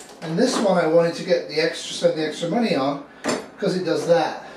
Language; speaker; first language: English; native; English